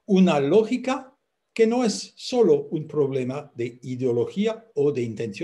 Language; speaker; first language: Spanish; non-native, fluent; French